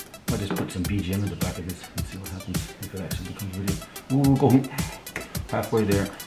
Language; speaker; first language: English; native; English